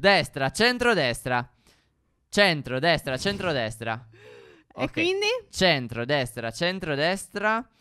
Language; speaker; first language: Italian; native; Italian